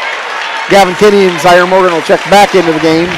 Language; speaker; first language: English; native; English